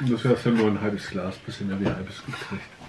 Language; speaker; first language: German; native; German